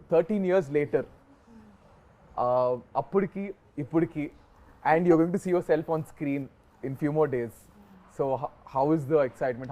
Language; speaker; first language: Telugu; native; Telugu